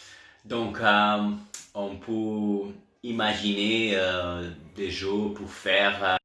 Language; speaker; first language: French; non-native, learner; Portuguese